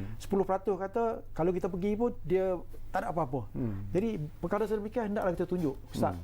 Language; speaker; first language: Malay; native; Malay